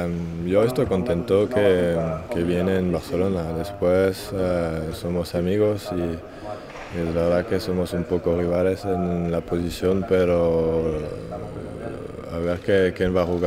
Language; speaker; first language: Spanish; non-native, fluent; French